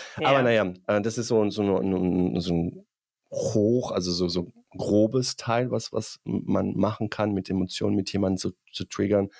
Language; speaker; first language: German; non-native, fluent; Bosnian